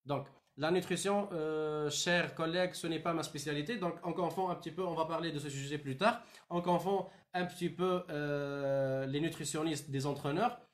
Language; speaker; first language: French; non-native, local second language; Arabic